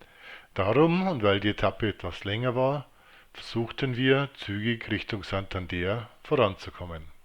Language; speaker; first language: German; native; German